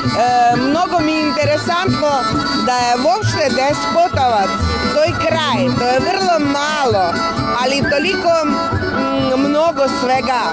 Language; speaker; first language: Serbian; non-native, fluent; Russian